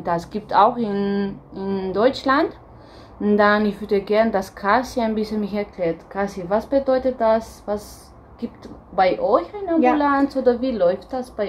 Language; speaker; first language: German; non-native, fluent; Romanian